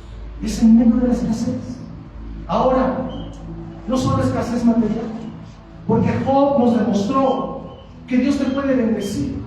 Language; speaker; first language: Spanish; native; Spanish